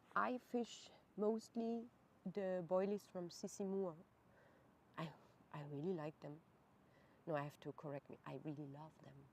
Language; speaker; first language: English; non-native, fluent; German